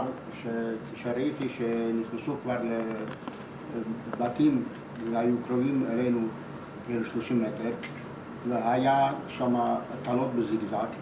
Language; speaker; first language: Hebrew; non-native, fluent; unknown